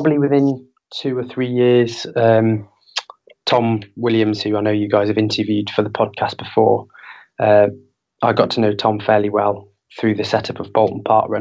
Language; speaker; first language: English; native; English